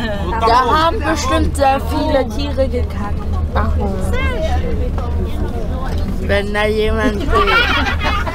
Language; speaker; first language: German; early bilingual, other home language; Filipino